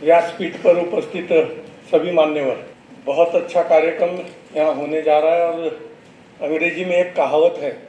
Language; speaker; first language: Hindi; non-native, local second language; Marathi